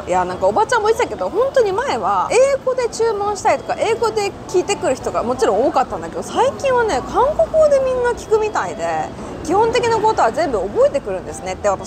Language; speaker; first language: Japanese; native; Japanese